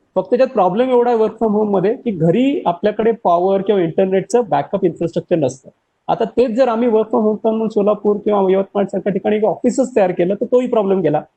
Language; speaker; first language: Marathi; native; Marathi